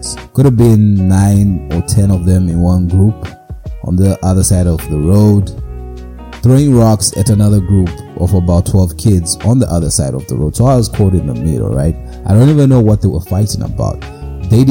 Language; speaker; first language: English; non-native, local second language; Shona